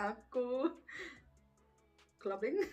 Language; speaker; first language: Indonesian; non-native, learner; Dutch